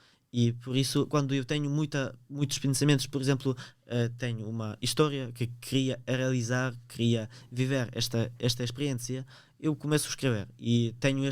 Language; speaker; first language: Portuguese; early bilingual, other home language; Ukrainian